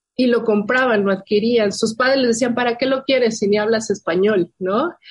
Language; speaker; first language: Spanish; native; Spanish